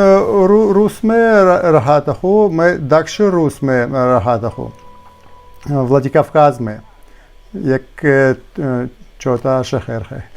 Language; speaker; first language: Hindi; non-native, learner; Russian